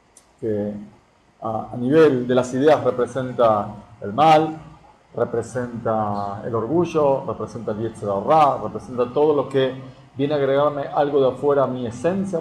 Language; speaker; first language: Spanish; native; Spanish